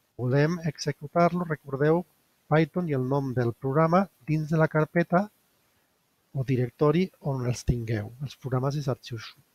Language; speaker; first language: Catalan; non-native, local second language; Spanish